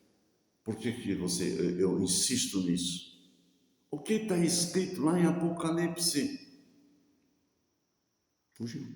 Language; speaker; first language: Portuguese; native; Portuguese